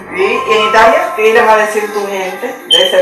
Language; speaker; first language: Spanish; native; Spanish